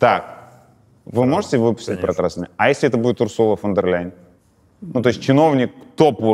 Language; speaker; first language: Russian; native; Russian